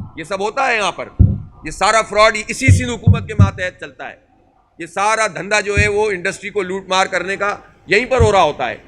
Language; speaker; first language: Urdu; native; Urdu